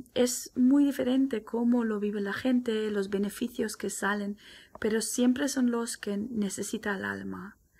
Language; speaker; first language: Spanish; non-native, fluent; German